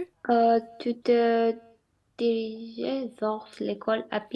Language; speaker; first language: French; non-native, learner; Romanian